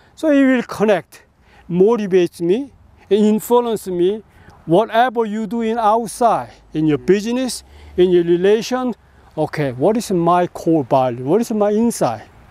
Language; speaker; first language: English; non-native, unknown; Korean